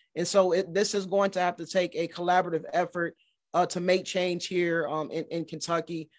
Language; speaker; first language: English; native; English